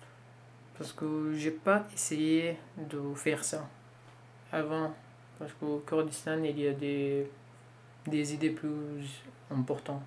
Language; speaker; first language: French; non-native, learner; Kurdish